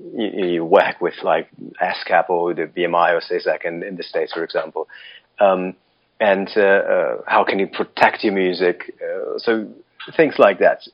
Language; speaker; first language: English; non-native, fluent; Russian